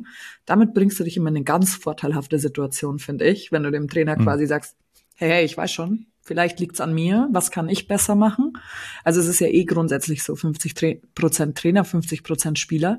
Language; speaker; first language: German; native; German